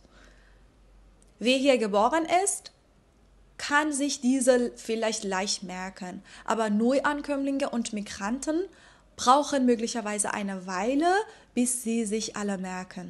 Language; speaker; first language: German; non-native, fluent; Persian